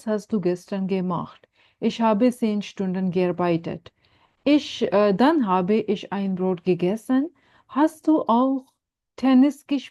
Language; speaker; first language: German; non-native, fluent; Urdu